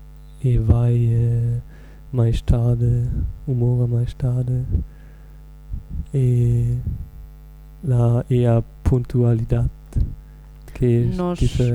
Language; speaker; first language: Portuguese; non-native, learner; German